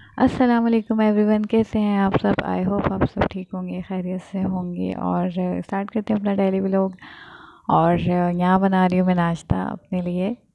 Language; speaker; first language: Urdu; native; Urdu